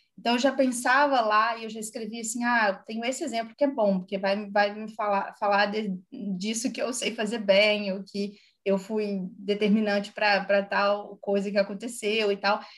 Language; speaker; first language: Portuguese; native; Portuguese